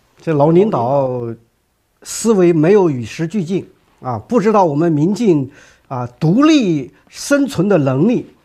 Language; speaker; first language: Chinese; native; Chinese